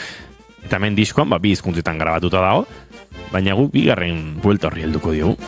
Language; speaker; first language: Basque; native; Basque